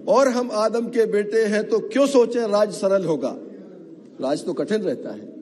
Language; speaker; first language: Hindi; native; Hindi